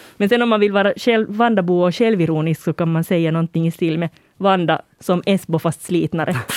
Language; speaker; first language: Swedish; native; Swedish